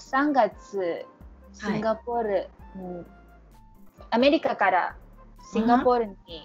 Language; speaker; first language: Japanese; non-native, learner; English